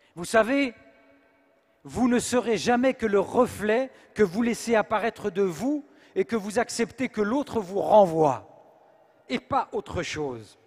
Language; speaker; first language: French; native; French